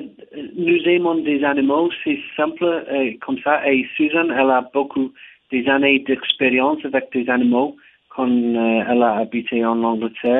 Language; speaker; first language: French; non-native, learner; English